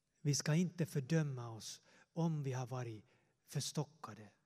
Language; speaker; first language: Swedish; non-native, fluent; Finnish